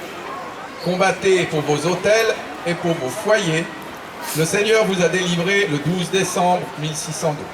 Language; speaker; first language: French; native; French